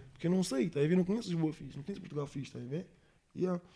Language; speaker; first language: Portuguese; early bilingual, heritage; English